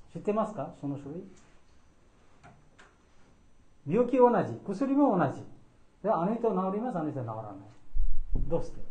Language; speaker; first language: Japanese; non-native, fluent; Bangla